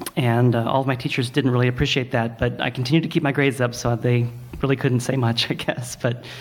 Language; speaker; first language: English; native; English